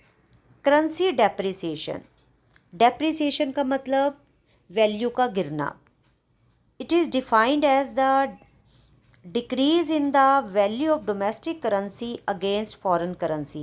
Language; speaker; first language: Hindi; non-native, local second language; Punjabi